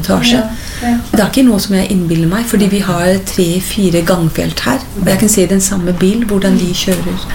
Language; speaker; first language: Norwegian; non-native, fluent; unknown